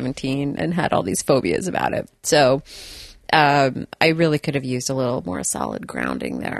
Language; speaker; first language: English; native; English